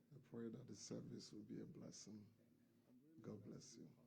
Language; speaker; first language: English; non-native, fluent; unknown